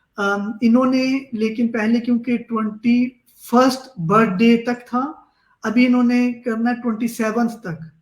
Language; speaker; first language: Urdu; native; Urdu